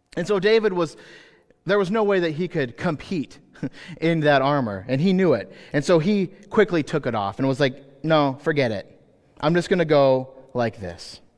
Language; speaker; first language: English; native; English